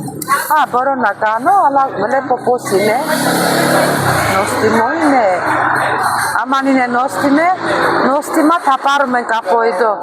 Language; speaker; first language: Greek; non-native, learner; Armenian